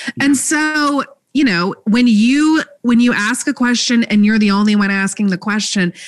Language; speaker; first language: English; native; English